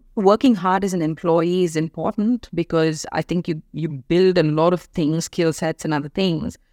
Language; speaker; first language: English; non-native, local second language; Hindi